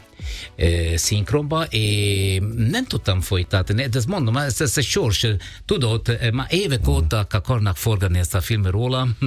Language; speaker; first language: Hungarian; non-native, learner; Italian